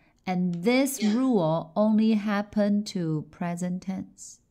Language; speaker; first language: English; non-native, fluent; Chinese